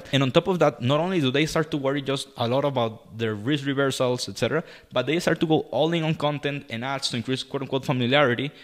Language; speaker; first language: English; non-native, fluent; Spanish